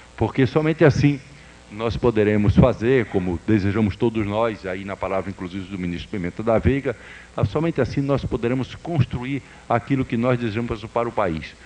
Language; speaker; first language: Portuguese; native; Portuguese